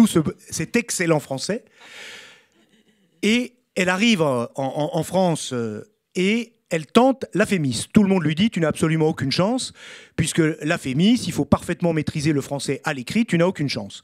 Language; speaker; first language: French; native; French